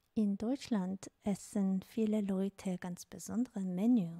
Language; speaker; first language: German; non-native, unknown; Korean